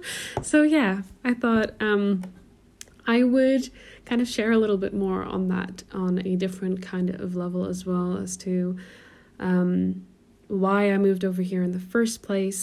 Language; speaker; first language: English; native; English